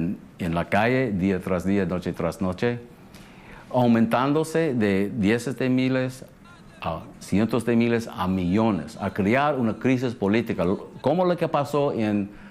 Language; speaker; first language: Spanish; early bilingual, heritage; English